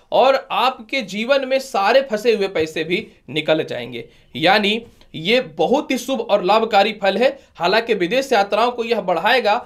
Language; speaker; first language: Hindi; native; Hindi